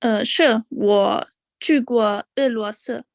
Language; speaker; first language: Chinese; non-native, learner; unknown